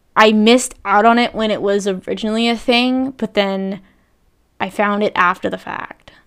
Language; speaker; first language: English; native; English